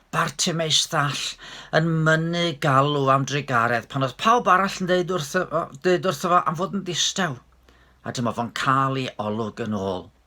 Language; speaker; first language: Welsh; native; Welsh